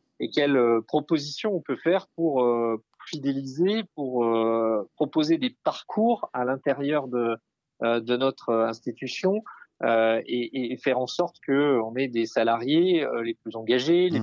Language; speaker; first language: French; native; French